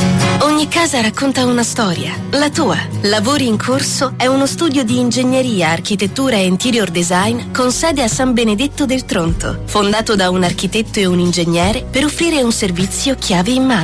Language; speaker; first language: Italian; native; Italian